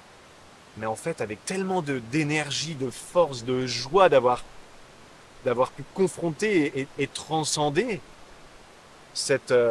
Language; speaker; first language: French; native; French